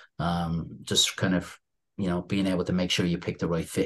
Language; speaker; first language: English; native; English